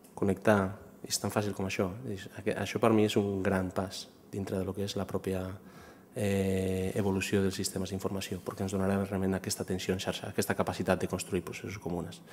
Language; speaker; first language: Catalan; non-native, local second language; Spanish